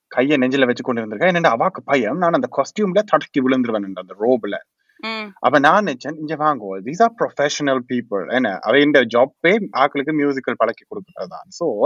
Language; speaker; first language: Tamil; early bilingual, heritage; Tamil